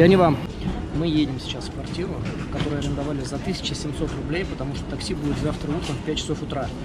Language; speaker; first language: Russian; native; Russian